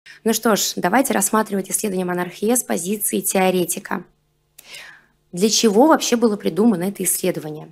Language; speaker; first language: Russian; native; Russian